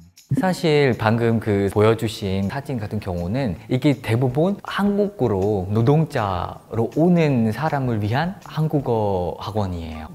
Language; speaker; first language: Korean; non-native, fluent; Khmer